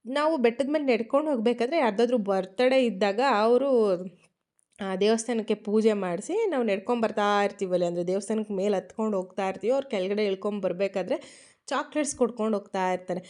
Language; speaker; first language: Kannada; native; Kannada